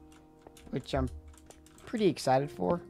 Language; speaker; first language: English; native; English